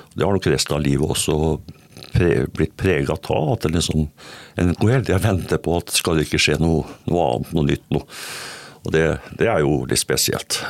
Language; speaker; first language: Norwegian; native; Norwegian